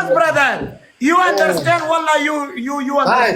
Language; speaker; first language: English; non-native, learner; Pashto